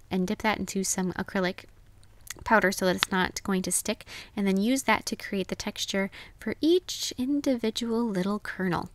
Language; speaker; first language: English; native; English